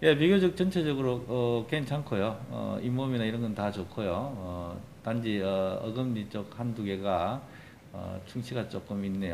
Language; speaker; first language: Korean; native; Korean